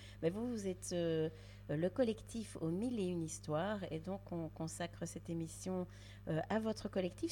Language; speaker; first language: French; native; French